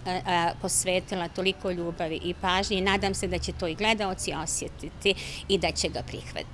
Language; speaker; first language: Bosnian; native; Bosnian